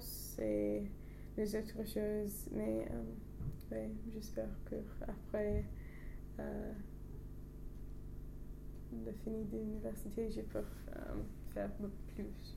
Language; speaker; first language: French; non-native, learner; English